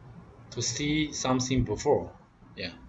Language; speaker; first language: English; non-native, learner; Vietnamese